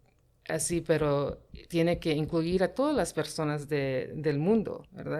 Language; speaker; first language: Spanish; early bilingual, heritage; Spanish